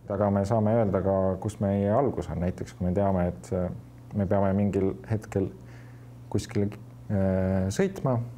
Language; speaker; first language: Estonian; native; Estonian